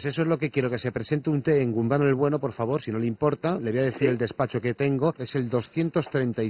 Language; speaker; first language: Spanish; native; Spanish